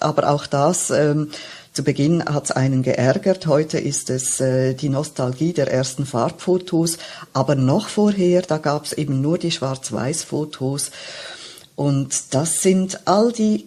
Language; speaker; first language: German; native; German